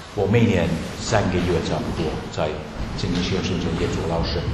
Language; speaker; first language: Chinese; non-native, learner; Finnish